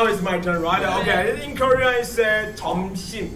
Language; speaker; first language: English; non-native, fluent; Korean